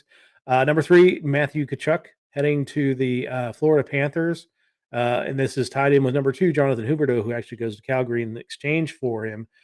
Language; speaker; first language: English; native; English